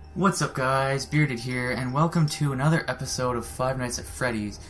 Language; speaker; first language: English; early bilingual, other home language; French